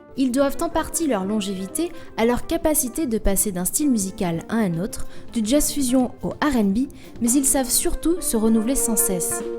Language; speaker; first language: French; native; French